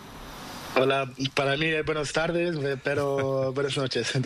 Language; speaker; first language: Spanish; non-native, learner; Portuguese